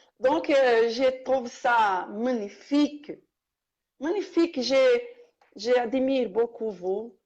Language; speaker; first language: French; non-native, learner; Portuguese